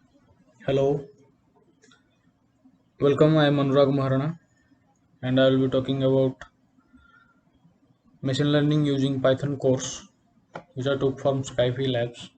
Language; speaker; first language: English; non-native, local second language; Odia